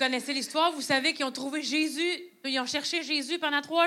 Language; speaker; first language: French; native; French